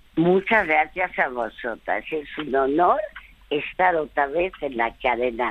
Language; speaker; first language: Spanish; early bilingual, other home language; French